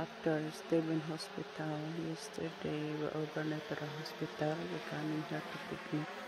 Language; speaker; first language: English; non-native, learner; Filipino